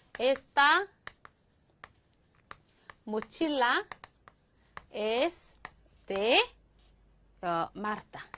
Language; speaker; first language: Spanish; non-native, fluent; Korean